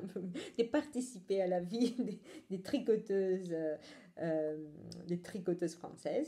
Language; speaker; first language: French; non-native, fluent; Italian